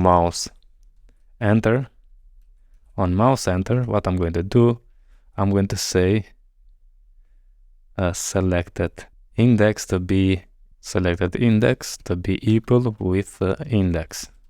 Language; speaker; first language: English; non-native, fluent; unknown